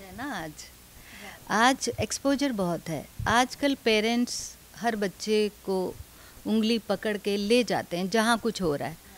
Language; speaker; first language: Hindi; non-native, local second language; Dogri